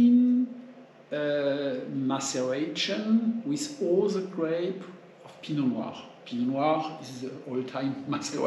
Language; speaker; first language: English; non-native, learner; French